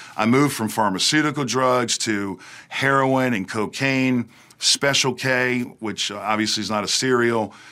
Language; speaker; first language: English; native; English